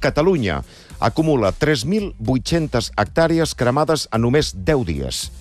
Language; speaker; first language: Catalan; native; Catalan